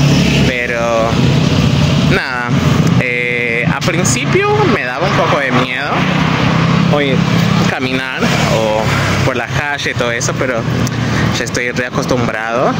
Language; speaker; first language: Spanish; non-native, fluent; Portuguese